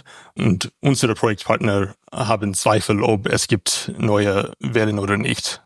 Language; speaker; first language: German; non-native, learner; English